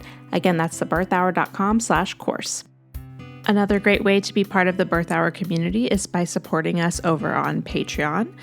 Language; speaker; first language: English; native; English